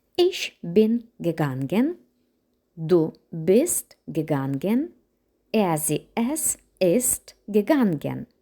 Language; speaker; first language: German; non-native, fluent; Ukrainian